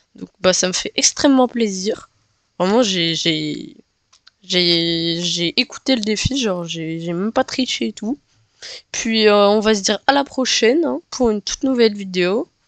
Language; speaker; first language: French; native; French